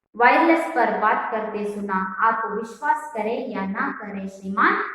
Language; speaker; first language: Hindi; non-native, local second language; Kannada